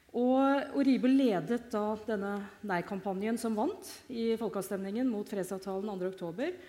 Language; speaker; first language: Norwegian; native; Norwegian